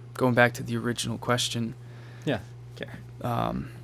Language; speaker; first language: English; native; English